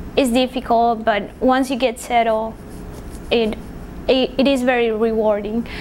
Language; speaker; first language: English; non-native, fluent; Spanish